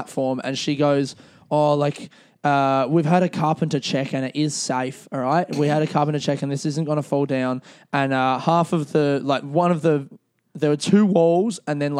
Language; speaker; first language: English; native; English